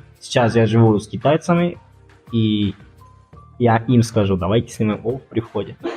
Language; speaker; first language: Russian; non-native, fluent; Spanish